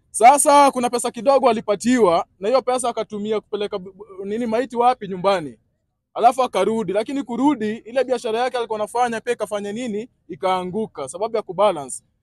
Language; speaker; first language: Swahili; native; Swahili